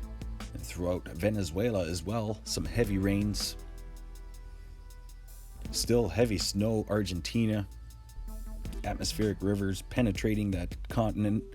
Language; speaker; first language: English; native; English